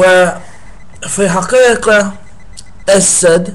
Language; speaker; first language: Arabic; non-native, learner; English